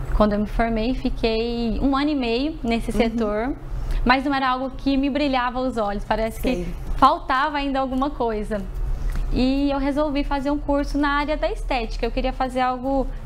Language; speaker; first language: Portuguese; native; Portuguese